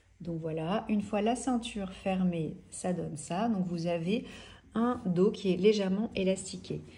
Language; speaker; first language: French; native; French